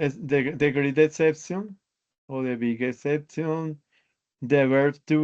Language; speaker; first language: English; non-native, learner; Spanish